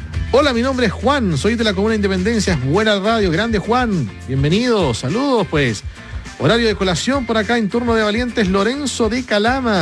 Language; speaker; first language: Spanish; native; Spanish